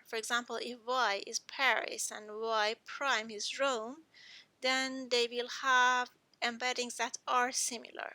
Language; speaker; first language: English; non-native, fluent; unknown